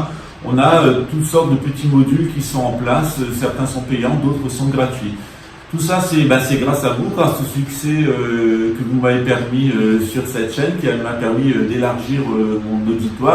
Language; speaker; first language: French; native; French